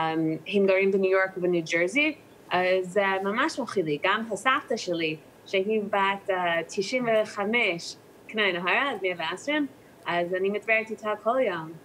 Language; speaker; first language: Hebrew; non-native, learner; English